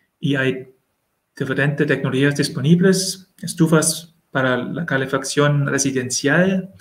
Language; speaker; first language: Spanish; non-native, learner; German